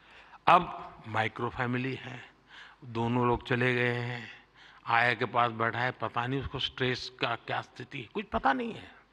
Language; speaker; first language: Hindi; non-native, local second language; Gujarati